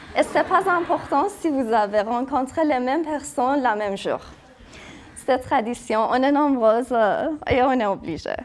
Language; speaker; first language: French; non-native, fluent; Persian